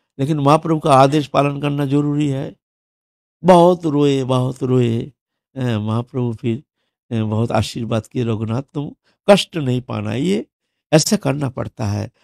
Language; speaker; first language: Hindi; non-native, local second language; Bangla